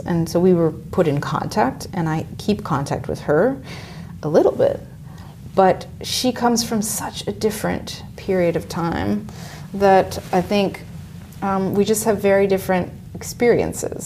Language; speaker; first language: English; native; English